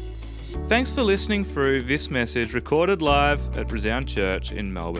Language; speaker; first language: English; native; English